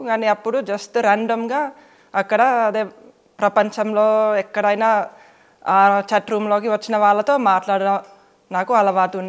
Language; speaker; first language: Telugu; non-native, fluent; Finnish